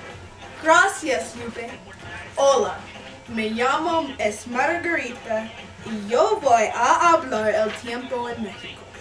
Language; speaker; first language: Spanish; non-native, learner; English